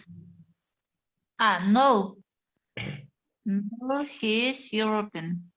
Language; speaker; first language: English; non-native, learner; Kyrgyz